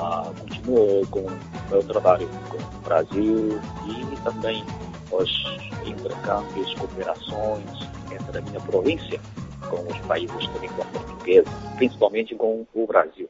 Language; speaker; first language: Portuguese; non-native, fluent; Chinese